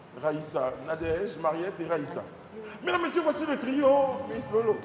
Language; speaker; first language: French; native; French